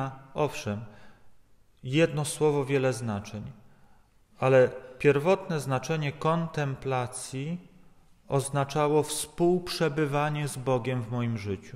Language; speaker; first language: Polish; native; Polish